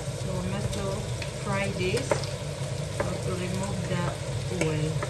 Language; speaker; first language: English; non-native, learner; Filipino